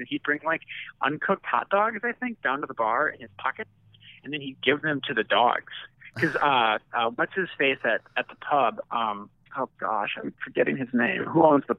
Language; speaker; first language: English; native; English